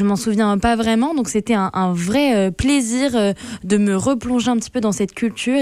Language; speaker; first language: French; native; French